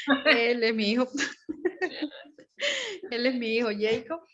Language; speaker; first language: Spanish; native; Spanish